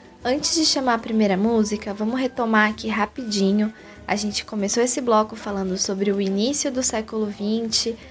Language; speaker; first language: Portuguese; native; Portuguese